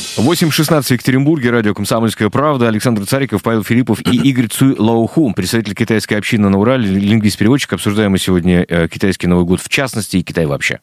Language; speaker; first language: Russian; native; Russian